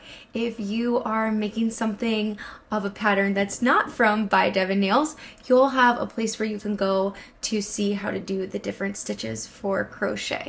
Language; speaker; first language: English; native; English